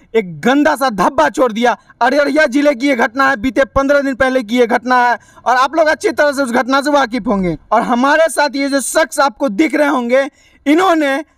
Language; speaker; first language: Hindi; native; Hindi